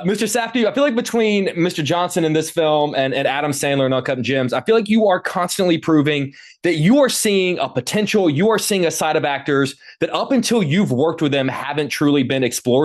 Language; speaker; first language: English; native; English